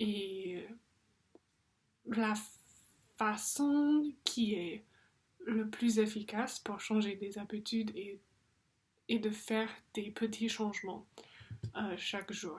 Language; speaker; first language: French; non-native, fluent; English